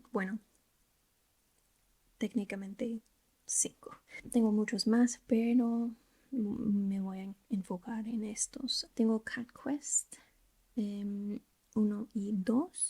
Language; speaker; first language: Spanish; non-native, learner; English